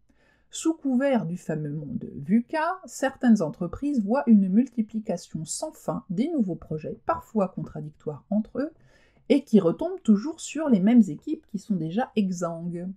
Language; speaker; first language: French; native; French